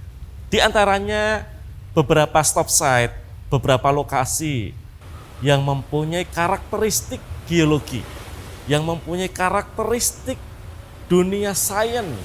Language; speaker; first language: Indonesian; native; Indonesian